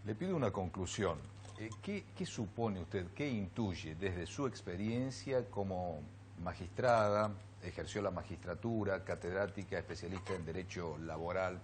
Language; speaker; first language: Spanish; native; Spanish